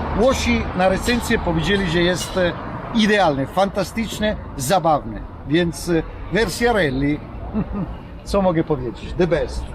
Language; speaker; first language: Polish; non-native, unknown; Italian